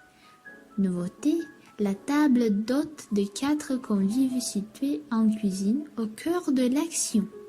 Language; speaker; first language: French; non-native, learner; Romanian